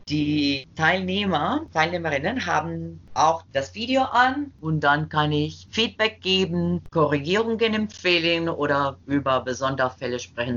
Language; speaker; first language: German; non-native, fluent; Spanish